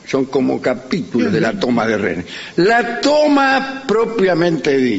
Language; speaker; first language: Spanish; native; Spanish